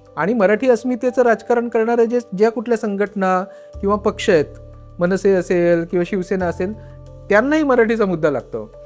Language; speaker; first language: Marathi; native; Marathi